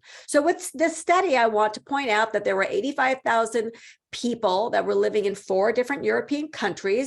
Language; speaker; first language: English; native; English